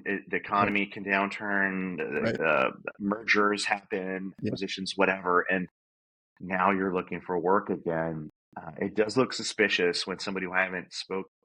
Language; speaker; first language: English; native; English